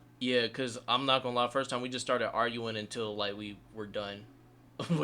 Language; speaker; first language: English; native; English